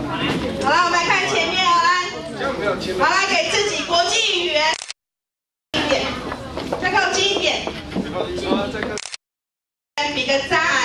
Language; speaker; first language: Chinese; native; Chinese